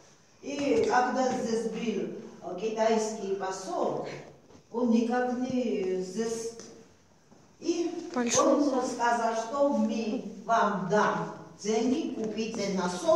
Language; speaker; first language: Russian; non-native, fluent; Georgian